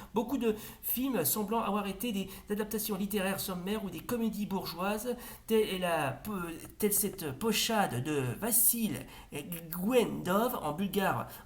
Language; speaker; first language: French; native; French